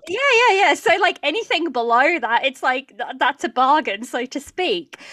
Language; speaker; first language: English; early bilingual, other home language; Portuguese